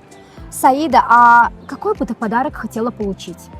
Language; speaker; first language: Russian; non-native, local second language; Azerbaijani